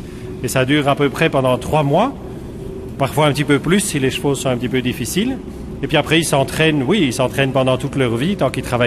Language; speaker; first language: French; native; French